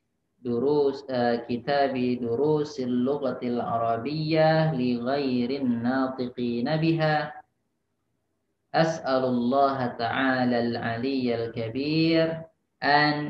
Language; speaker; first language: Arabic; non-native, fluent; Indonesian